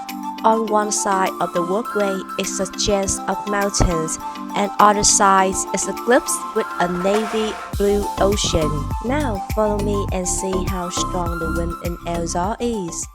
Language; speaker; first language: English; non-native, learner; Vietnamese